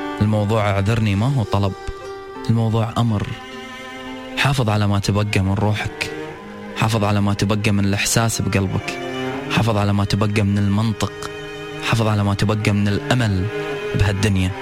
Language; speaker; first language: Arabic; native; Arabic